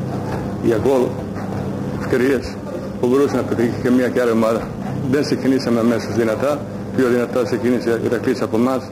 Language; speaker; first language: Greek; non-native, fluent; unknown